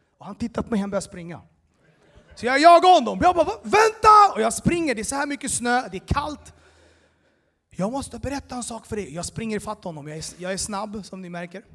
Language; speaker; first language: Swedish; early bilingual, other home language; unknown